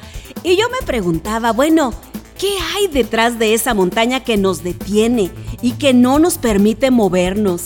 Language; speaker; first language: Spanish; native; Spanish